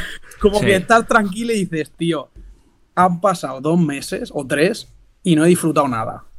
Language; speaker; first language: Spanish; native; Spanish